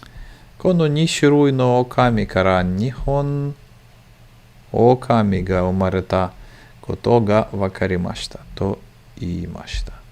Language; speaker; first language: Japanese; non-native, learner; English